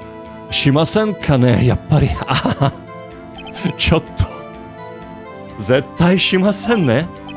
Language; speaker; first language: Japanese; non-native, learner; English